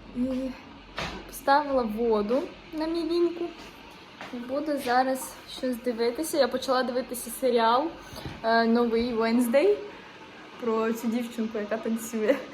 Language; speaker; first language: Ukrainian; non-native, local second language; Russian